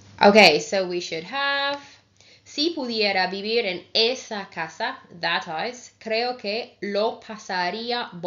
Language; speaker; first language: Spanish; non-native, fluent; English